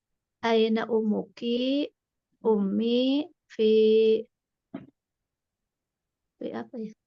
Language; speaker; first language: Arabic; non-native, learner; Indonesian